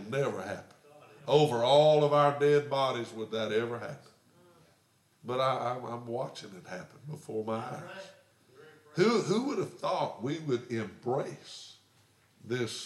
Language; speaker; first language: English; native; English